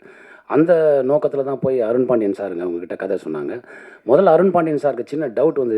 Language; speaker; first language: Tamil; native; Tamil